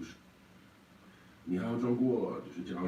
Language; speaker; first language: Chinese; non-native, learner; English